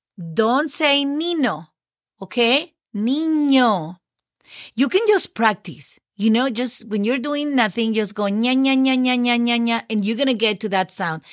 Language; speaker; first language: English; non-native, fluent; Spanish